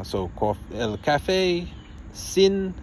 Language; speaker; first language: Spanish; non-native, learner; English